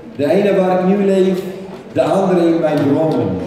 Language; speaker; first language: Dutch; non-native, fluent; Arabic